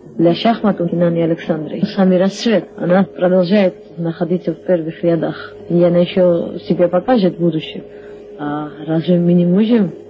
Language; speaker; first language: Russian; non-native, local second language; Georgian